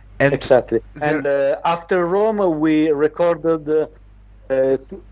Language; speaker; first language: English; non-native, learner; Italian